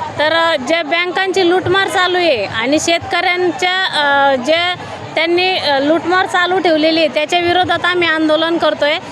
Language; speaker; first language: Marathi; native; Marathi